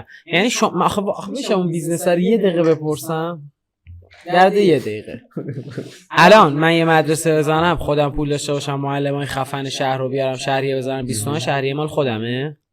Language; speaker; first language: Persian; native; Persian